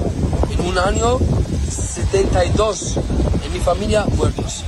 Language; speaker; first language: Spanish; non-native, learner; Arabic